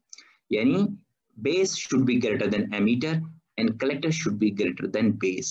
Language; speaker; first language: English; non-native, fluent; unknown